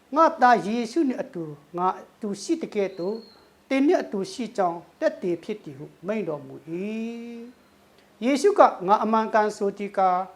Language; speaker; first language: Burmese; non-native, local second language; Thado Chin